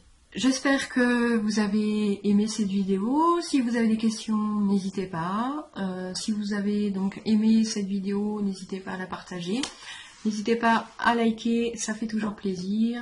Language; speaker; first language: French; native; French